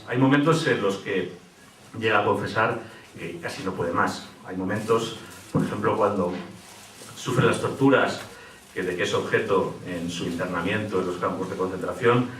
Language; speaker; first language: Spanish; native; Spanish